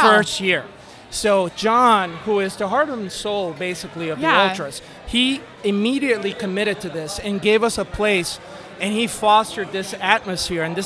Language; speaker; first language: English; non-native, fluent; Spanish